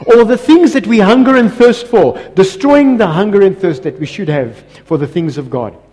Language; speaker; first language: English; non-native, local second language; Afrikaans